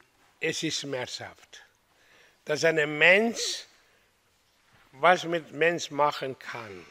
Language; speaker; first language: German; non-native, fluent; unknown